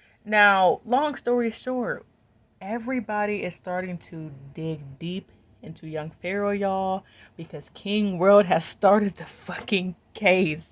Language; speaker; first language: English; native; English